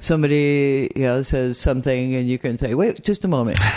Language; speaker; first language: English; native; English